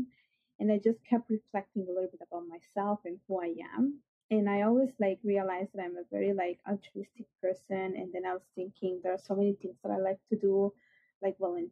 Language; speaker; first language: English; non-native, fluent; Italian